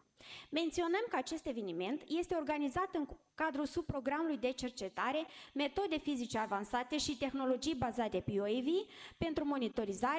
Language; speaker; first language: Romanian; native; Romanian